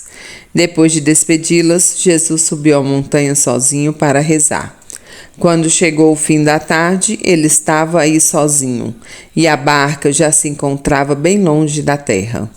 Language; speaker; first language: Portuguese; native; Portuguese